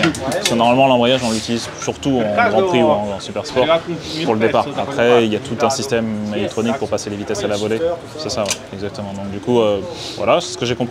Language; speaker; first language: French; native; French